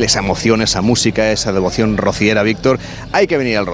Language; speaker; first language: Spanish; native; Spanish